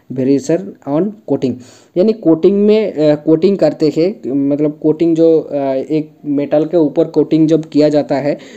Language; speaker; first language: Hindi; non-native, local second language; Bangla